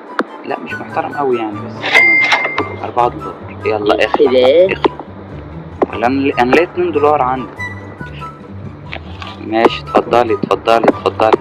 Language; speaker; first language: Arabic; native; Arabic